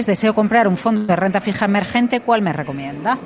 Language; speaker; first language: Spanish; native; Spanish